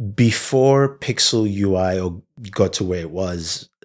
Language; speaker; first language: English; non-native, local second language; Yoruba